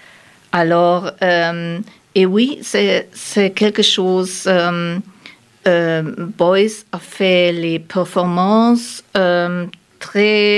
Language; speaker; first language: French; non-native, learner; German